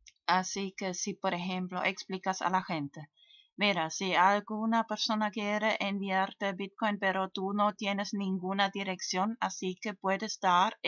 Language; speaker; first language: Spanish; non-native, fluent; German